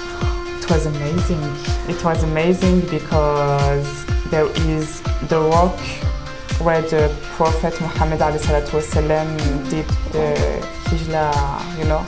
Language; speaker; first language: English; non-native, fluent; French